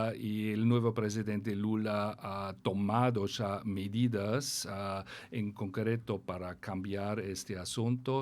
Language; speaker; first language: Spanish; non-native, fluent; German